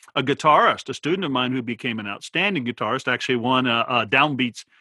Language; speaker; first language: English; native; English